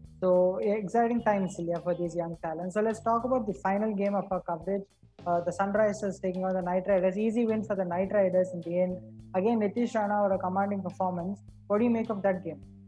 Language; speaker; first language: English; non-native, local second language; Tamil